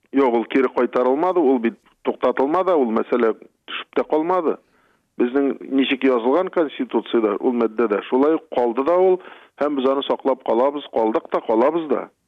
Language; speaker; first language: Tatar; native; Tatar